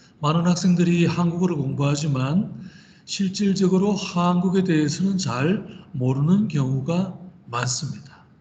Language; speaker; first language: Korean; native; Korean